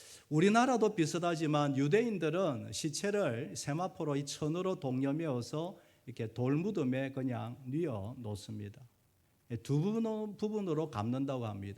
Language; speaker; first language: Korean; native; Korean